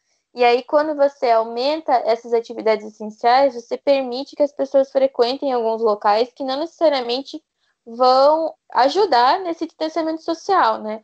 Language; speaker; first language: Portuguese; native; Portuguese